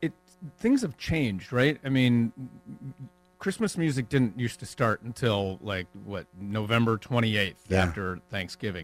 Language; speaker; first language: English; native; English